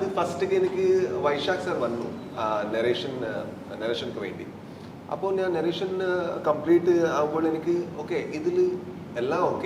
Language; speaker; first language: Malayalam; non-native, learner; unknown